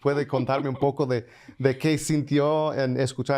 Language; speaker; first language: Spanish; non-native, fluent; English